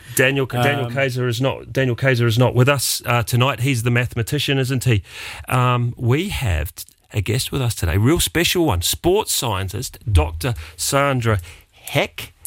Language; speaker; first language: English; native; English